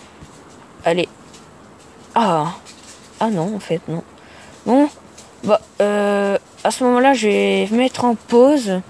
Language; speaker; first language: French; native; French